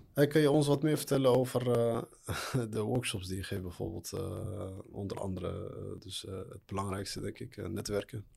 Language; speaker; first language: Dutch; early bilingual, other home language; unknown